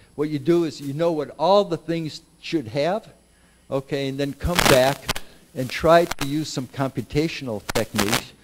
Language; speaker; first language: English; native; English